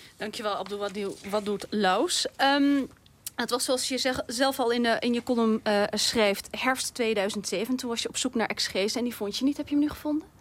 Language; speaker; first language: Dutch; early bilingual, other home language; Turkish